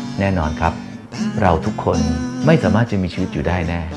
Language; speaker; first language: Thai; native; Thai